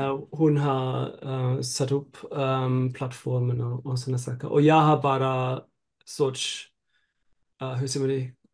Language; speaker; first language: Swedish; non-native, fluent; German